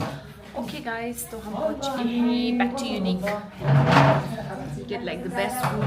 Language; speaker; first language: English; non-native, local second language; Tibetan